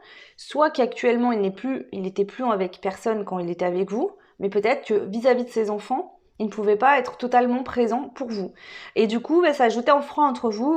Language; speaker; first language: French; native; French